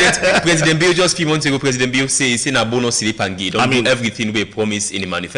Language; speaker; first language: English; non-native, local second language; Krio